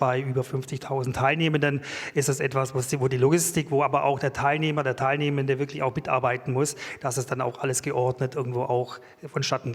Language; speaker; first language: German; native; German